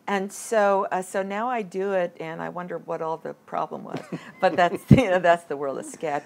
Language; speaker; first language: English; native; English